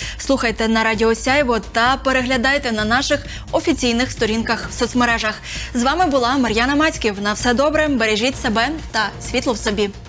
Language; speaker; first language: Ukrainian; native; Ukrainian